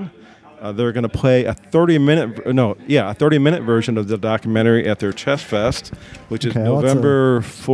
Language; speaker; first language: English; native; English